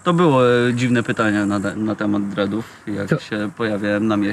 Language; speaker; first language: Polish; native; Polish